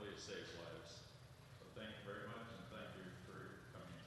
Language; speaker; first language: English; native; English